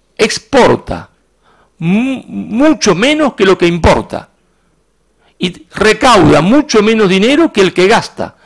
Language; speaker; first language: Spanish; native; Spanish